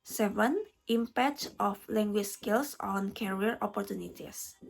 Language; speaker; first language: English; non-native, learner; Indonesian